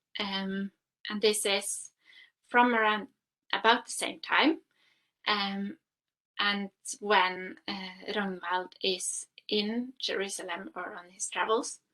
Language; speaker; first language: English; non-native, fluent; Norwegian